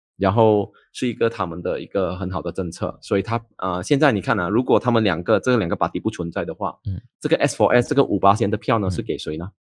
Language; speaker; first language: Chinese; native; Chinese